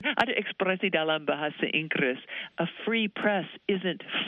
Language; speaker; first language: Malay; non-native, fluent; English